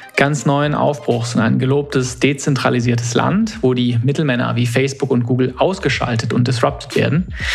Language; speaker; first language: German; native; German